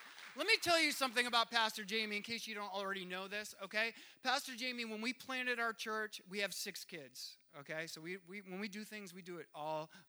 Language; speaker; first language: English; native; English